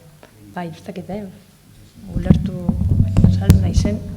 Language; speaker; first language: Basque; non-native, local second language; Spanish